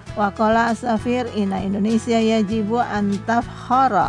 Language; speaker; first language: Arabic; non-native, fluent; Indonesian